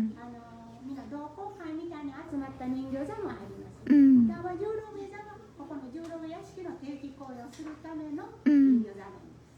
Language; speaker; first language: Japanese; native; Japanese